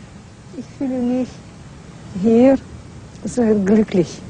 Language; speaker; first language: German; non-native, learner; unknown